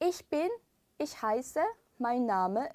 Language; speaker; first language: German; non-native, fluent; Korean